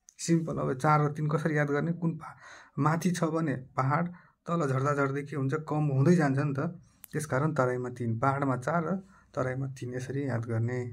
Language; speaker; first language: Nepali; non-native, local second language; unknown